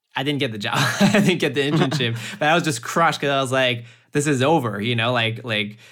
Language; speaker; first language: English; early bilingual, heritage; French